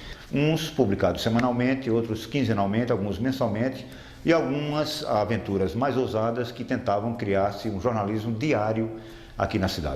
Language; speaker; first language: Portuguese; native; Portuguese